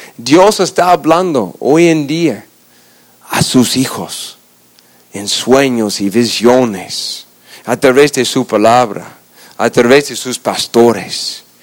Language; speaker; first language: Spanish; non-native, fluent; English